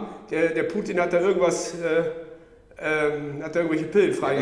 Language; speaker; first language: German; native; German